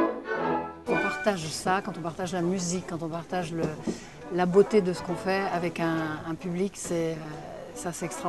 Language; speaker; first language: French; native; French